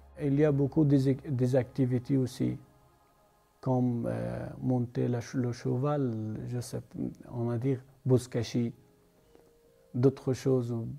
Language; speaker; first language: French; non-native, learner; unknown